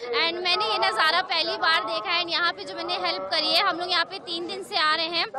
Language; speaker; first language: Hindi; native; Hindi